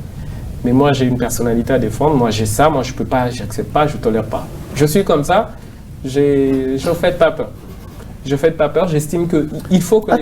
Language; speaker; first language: French; non-native, local second language; Swahili